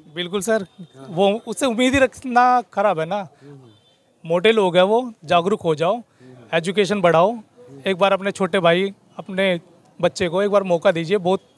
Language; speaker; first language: Hindi; native; Hindi